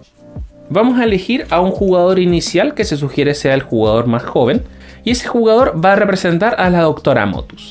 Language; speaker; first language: Spanish; native; Spanish